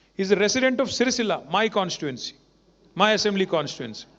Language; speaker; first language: English; non-native, local second language; Telugu